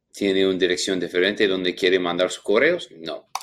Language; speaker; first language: Spanish; non-native, learner; English